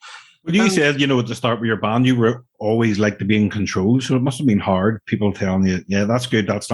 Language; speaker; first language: English; native; English